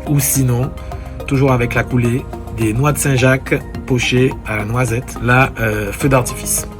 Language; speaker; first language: French; native; French